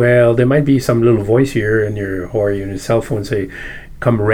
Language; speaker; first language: English; native; English